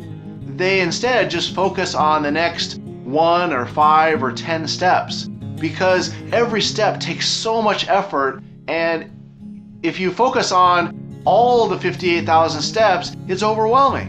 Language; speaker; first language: English; native; English